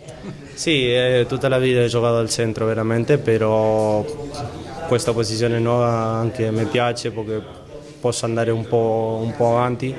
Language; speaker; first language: Italian; non-native, learner; Spanish